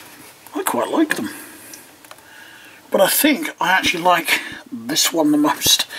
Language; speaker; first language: English; native; English